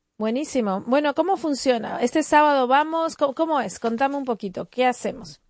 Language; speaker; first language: Spanish; native; Spanish